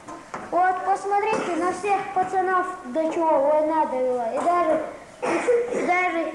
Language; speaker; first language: Russian; non-native, local second language; Chechen